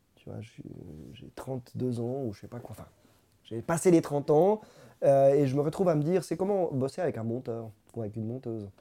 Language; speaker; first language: French; non-native, fluent; Spanish